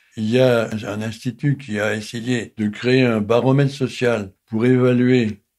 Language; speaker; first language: French; native; French